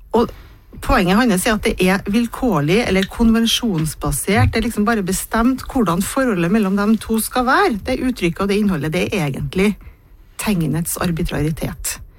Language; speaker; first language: Norwegian; native; Norwegian